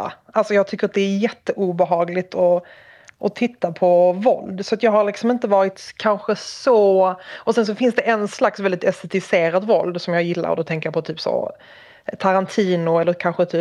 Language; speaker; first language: Swedish; native; Swedish